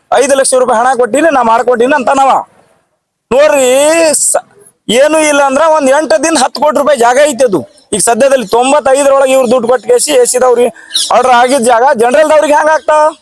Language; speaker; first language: Kannada; non-native, local second language; Lambadi